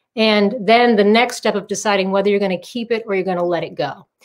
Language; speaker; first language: English; native; English